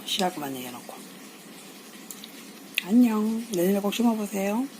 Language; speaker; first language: Korean; native; Korean